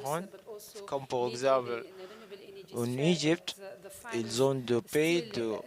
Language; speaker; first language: French; non-native, learner; Arabic